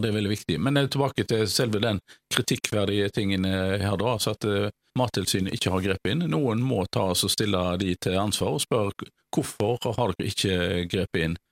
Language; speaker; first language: Norwegian; native; Norwegian